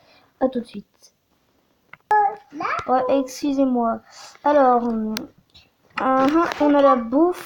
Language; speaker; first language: French; native; French